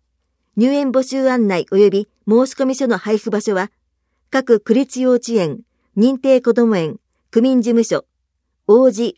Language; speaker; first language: Japanese; native; Japanese